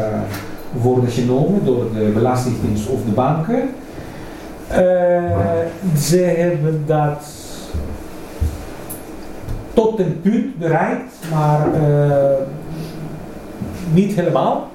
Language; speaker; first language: Dutch; non-native, fluent; Greek